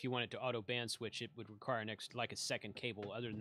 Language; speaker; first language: English; native; English